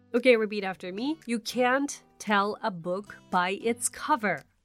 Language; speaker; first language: English; non-native, fluent; Japanese